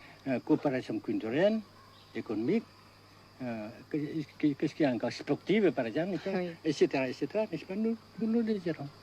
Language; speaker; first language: French; non-native, fluent; Vietnamese